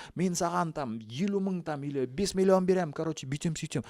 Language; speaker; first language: Russian; non-native, local second language; Kazakh